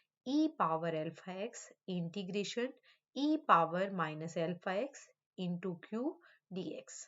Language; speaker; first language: English; non-native, local second language; Hindi